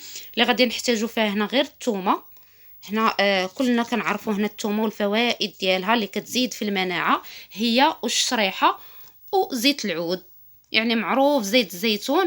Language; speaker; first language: Arabic; native; Arabic